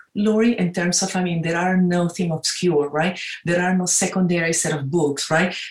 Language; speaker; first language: English; non-native, fluent; Spanish